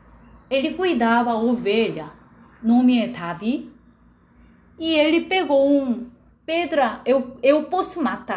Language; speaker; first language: Portuguese; non-native, learner; Korean